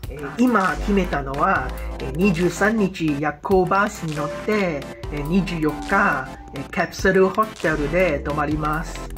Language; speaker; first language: Japanese; non-native, fluent; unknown